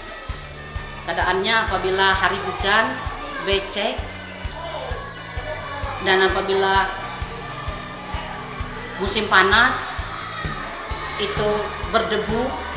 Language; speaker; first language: Indonesian; native; Indonesian